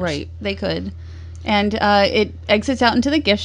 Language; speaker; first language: English; native; English